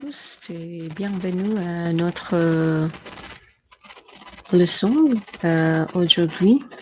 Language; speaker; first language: French; non-native, fluent; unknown